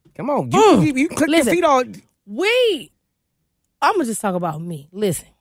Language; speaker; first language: English; native; English